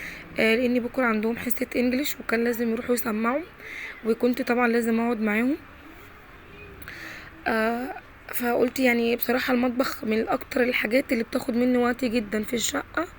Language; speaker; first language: Arabic; native; Arabic